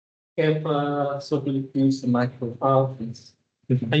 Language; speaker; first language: English; non-native, learner; Vietnamese